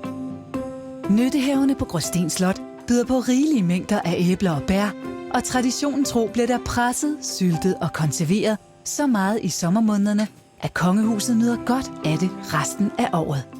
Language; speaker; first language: Danish; native; Danish